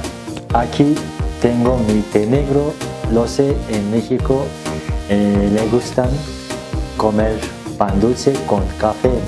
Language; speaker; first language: Spanish; non-native, learner; Turkish